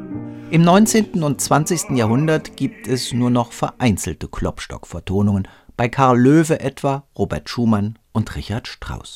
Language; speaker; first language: German; native; German